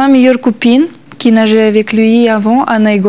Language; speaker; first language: French; non-native, learner; Russian